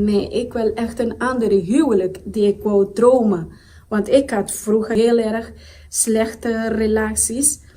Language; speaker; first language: Dutch; non-native, local second language; Papiamento